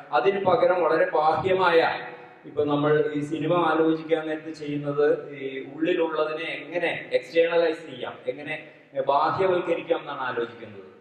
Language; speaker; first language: Malayalam; native; Malayalam